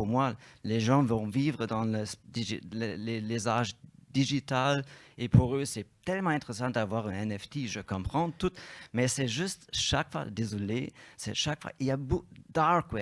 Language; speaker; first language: French; non-native, fluent; German